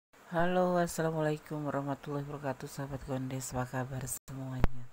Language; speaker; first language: Indonesian; native; Indonesian